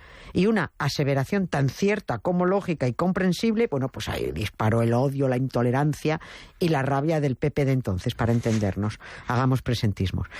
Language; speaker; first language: Spanish; native; Spanish